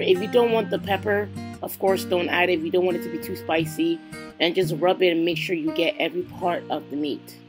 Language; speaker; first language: English; non-native, local second language; Yoruba